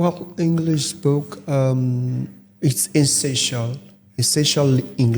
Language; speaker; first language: English; non-native, fluent; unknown